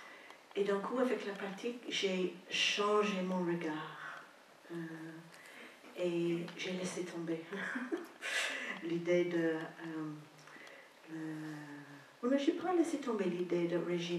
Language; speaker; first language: French; non-native, fluent; English